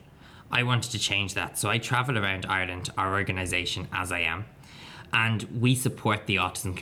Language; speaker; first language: English; native; English